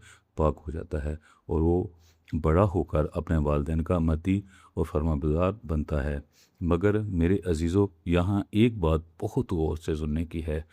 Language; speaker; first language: Urdu; native; Urdu